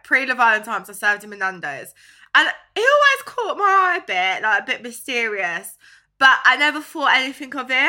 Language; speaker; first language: English; native; English